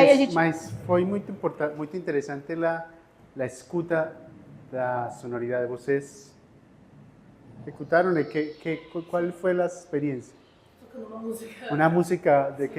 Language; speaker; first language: Portuguese; non-native, fluent; Spanish